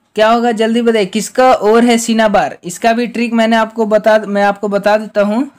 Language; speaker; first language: Hindi; native; Hindi